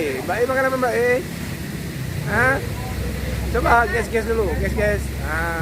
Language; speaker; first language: Indonesian; native; Indonesian